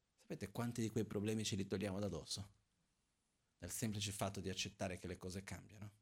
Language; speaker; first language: Italian; non-native, fluent; Portuguese